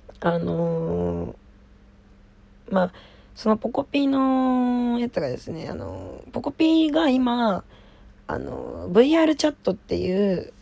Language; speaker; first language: Japanese; native; Japanese